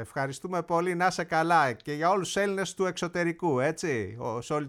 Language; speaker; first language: Greek; native; Greek